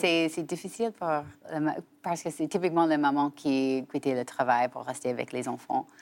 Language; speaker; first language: French; non-native, learner; English